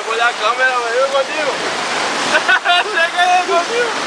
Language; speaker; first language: Portuguese; native; Portuguese